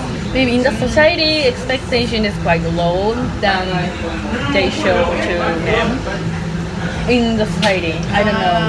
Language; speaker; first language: English; non-native, learner; Japanese